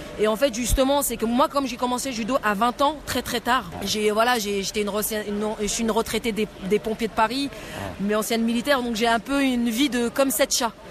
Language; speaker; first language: French; non-native, local second language; Arabic